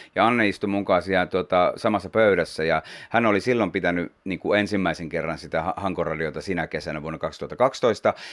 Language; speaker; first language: Finnish; native; Finnish